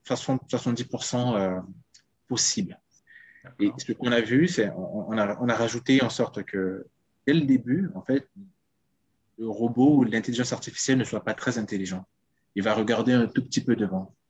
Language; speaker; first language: French; non-native, local second language; Sango